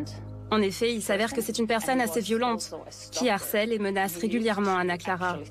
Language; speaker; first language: French; native; French